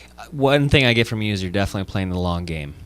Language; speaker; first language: English; native; English